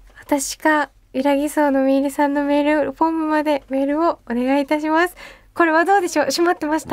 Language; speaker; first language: Japanese; native; Japanese